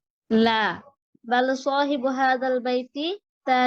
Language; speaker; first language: Arabic; non-native, learner; Bangla